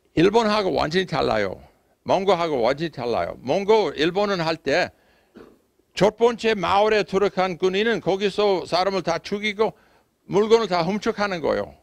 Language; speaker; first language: Korean; non-native, fluent; English